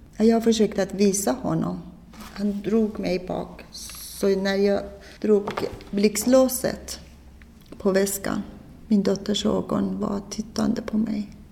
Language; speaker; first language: Swedish; non-native, fluent; Persian